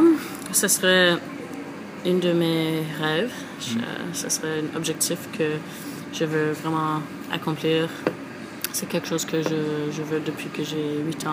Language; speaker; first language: French; non-native, fluent; English